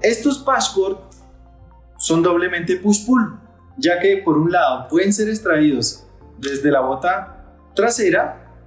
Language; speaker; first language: Spanish; native; Spanish